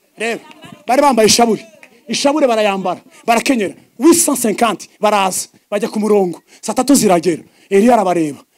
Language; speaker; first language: Kinyarwanda; early bilingual, heritage; Kinyarwanda